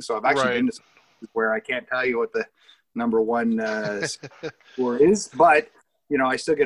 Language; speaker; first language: English; native; English